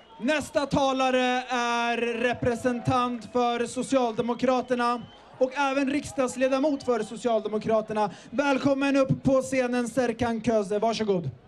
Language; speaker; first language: Swedish; early bilingual, other home language; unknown